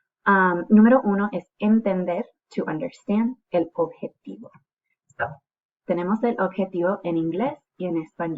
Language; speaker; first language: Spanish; non-native, fluent; English